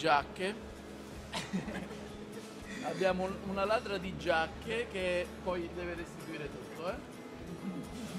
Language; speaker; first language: Italian; native; Italian